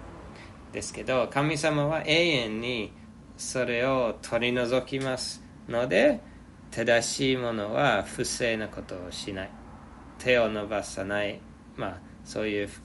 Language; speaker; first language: Japanese; non-native, fluent; English